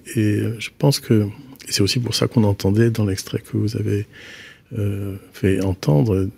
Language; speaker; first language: French; native; French